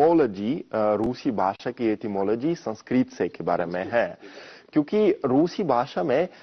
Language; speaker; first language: Hindi; non-native, fluent; Russian